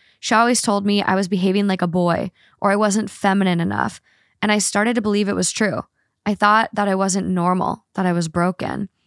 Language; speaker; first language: English; native; English